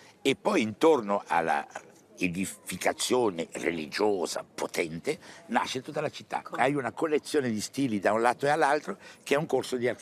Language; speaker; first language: Italian; native; Italian